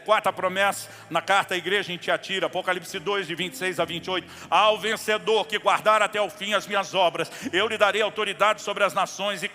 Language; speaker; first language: Portuguese; native; Portuguese